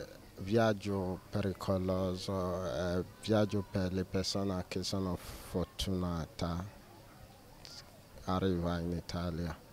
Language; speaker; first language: Italian; non-native, learner; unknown